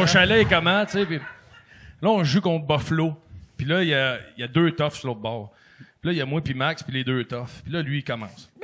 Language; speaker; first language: French; native; French